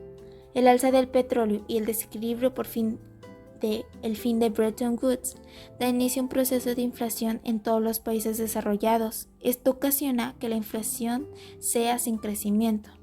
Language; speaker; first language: Spanish; native; Spanish